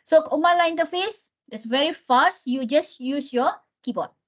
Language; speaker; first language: English; non-native, local second language; Malay